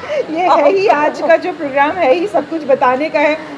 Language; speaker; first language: Hindi; native; Hindi